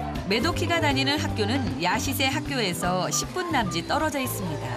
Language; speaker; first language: Korean; native; Korean